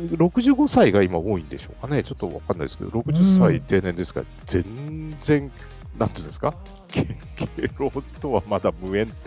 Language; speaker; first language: Japanese; native; Japanese